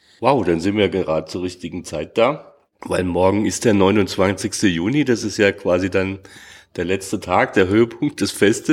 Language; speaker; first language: German; native; German